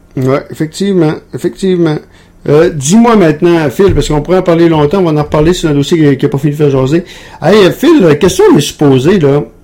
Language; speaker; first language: French; native; French